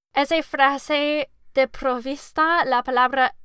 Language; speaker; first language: Spanish; non-native, learner; English